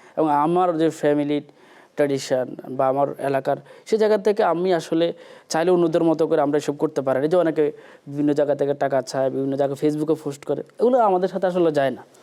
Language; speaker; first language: Bangla; native; Bangla